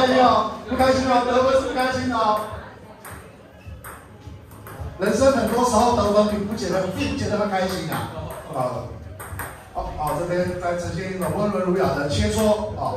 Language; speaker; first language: Chinese; native; Chinese